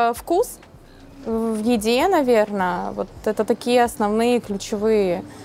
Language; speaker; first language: Russian; native; Russian